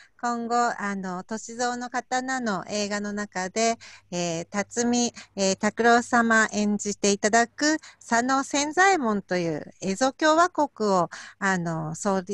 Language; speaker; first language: Japanese; native; Japanese